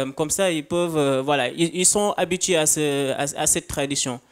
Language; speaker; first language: French; non-native, local second language; Wolof